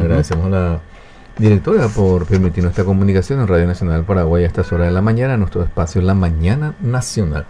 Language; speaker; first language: Spanish; native; Spanish